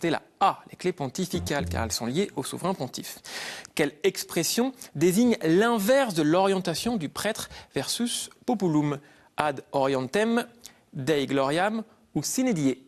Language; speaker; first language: French; native; French